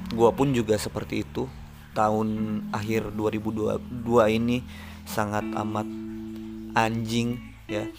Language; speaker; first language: Indonesian; native; Indonesian